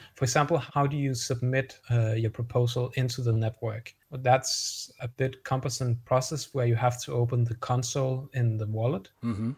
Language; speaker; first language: English; non-native, fluent; Danish